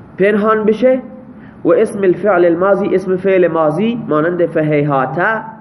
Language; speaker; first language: Persian; non-native, local second language; Baluchi